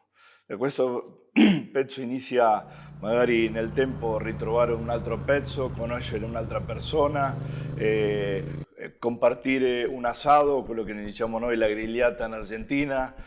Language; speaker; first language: Italian; non-native, fluent; Spanish